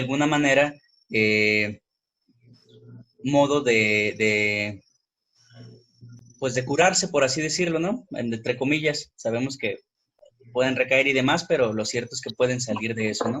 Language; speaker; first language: Spanish; native; Spanish